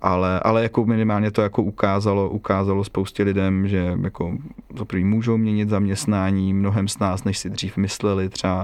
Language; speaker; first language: Czech; native; Czech